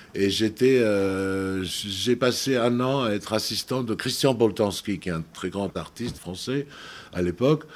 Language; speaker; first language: French; non-native, fluent; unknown